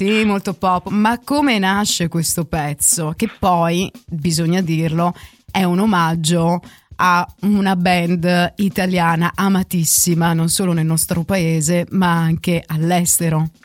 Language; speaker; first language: Italian; native; Italian